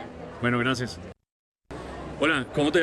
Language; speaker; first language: Spanish; native; Spanish